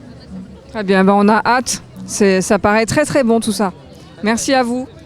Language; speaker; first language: French; native; French